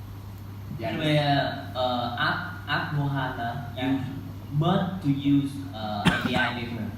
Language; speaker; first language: English; non-native, learner; Vietnamese